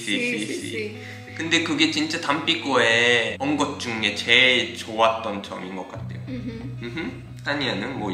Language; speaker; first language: Korean; non-native, fluent; Japanese